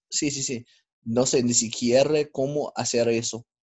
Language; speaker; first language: Spanish; non-native, learner; English